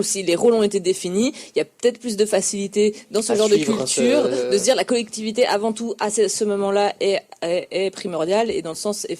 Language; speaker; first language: French; native; French